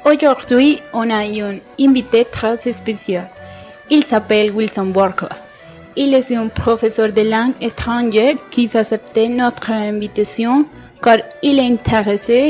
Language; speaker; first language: French; non-native, learner; Spanish